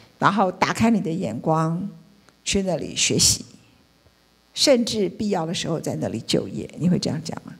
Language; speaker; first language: Chinese; native; Chinese